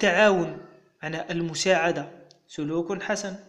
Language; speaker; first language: Arabic; native; Arabic